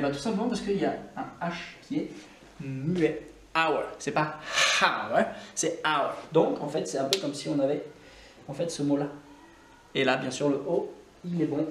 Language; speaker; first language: French; non-native, fluent; English